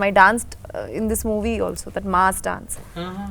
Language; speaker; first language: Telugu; non-native, learner; Bangla